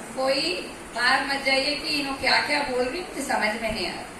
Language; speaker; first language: Hindi; non-native, local second language; Telugu